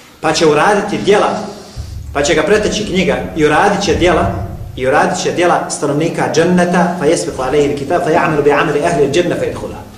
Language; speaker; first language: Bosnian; native; Bosnian